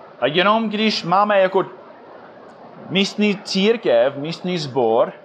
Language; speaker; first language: Czech; non-native, fluent; English